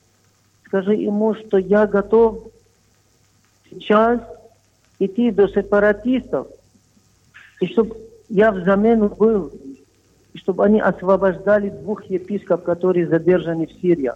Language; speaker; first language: Russian; non-native, fluent; Arabic